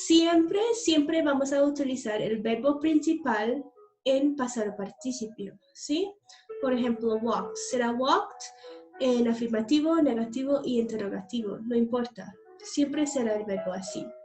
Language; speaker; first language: Spanish; non-native, fluent; English